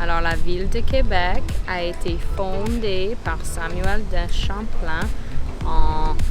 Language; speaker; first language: French; non-native, local second language; English